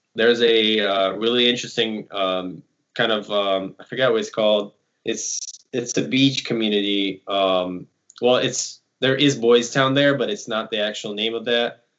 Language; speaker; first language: English; early bilingual, other home language; Ukrainian